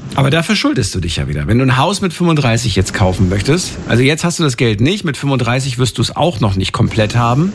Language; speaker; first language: German; native; German